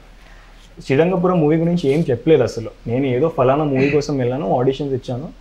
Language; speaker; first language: Telugu; non-native, local second language; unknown